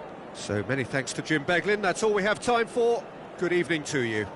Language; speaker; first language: English; native; English